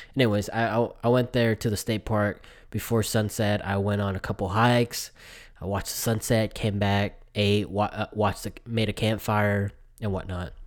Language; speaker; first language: English; early bilingual, other home language; Vietnamese